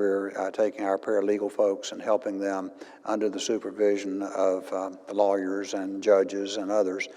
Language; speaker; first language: English; native; English